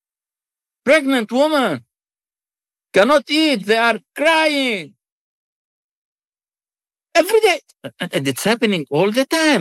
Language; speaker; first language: English; non-native, fluent; Arabic